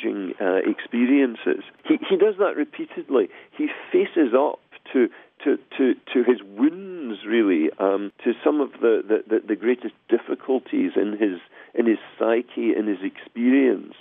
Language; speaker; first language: English; native; English